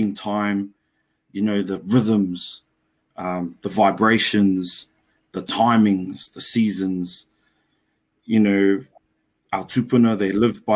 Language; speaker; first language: English; native; English